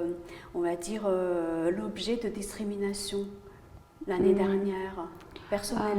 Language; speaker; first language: French; native; French